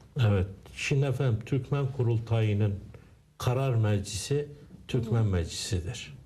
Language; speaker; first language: Turkish; native; Turkish